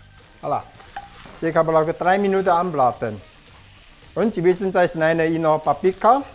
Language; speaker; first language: German; non-native, learner; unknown